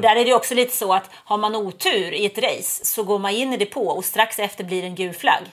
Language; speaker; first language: Swedish; native; Swedish